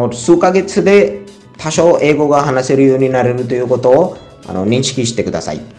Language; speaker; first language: Japanese; non-native, fluent; Hindi